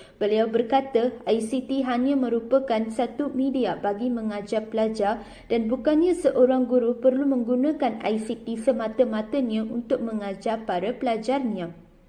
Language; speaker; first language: Malay; non-native, local second language; Tamil